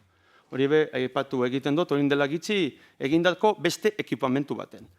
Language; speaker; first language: Basque; native; Basque